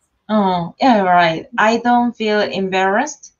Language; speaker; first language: English; non-native, learner; Korean